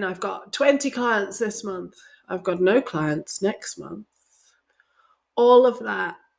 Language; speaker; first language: English; native; English